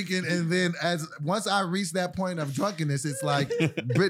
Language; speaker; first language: English; native; English